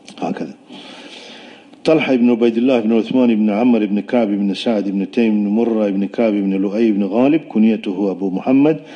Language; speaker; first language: Arabic; non-native, local second language; Pashto